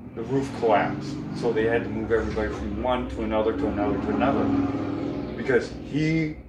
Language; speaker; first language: English; native; English